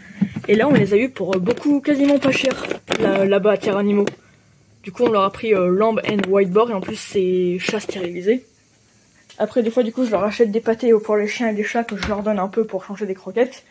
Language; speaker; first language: French; native; French